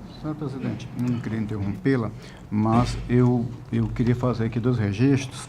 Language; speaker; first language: Portuguese; native; Portuguese